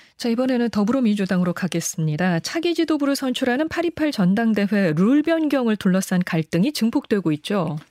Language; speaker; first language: Korean; native; Korean